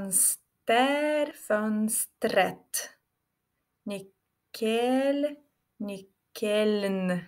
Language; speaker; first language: Swedish; non-native, fluent; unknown